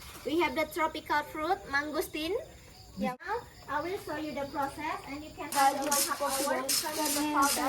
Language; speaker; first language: English; non-native, fluent; Indonesian